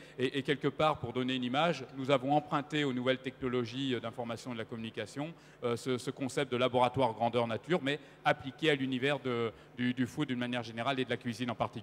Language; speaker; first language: French; native; French